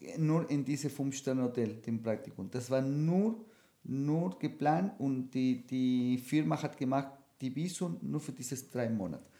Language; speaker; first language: German; non-native, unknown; Spanish